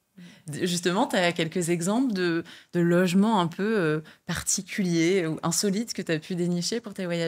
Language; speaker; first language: French; native; French